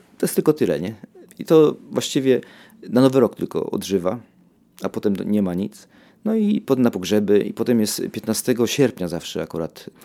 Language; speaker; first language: Polish; native; Polish